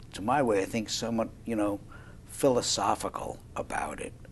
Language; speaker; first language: English; native; English